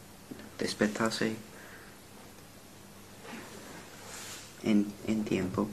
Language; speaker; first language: Spanish; non-native, learner; English